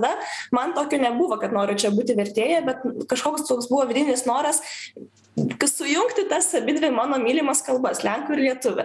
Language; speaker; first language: Lithuanian; non-native, local second language; Polish